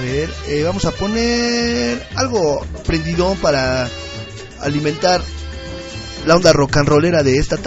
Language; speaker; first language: Spanish; native; Spanish